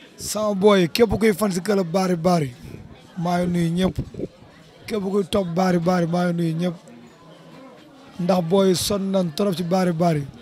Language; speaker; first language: Wolof; native; Wolof